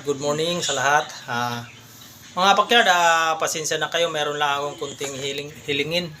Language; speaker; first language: Filipino; non-native, local second language; Cebuano